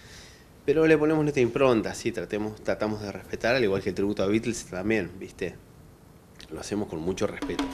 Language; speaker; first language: Spanish; native; Spanish